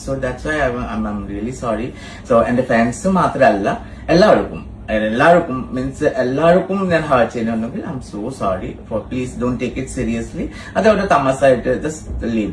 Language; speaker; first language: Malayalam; non-native, local second language; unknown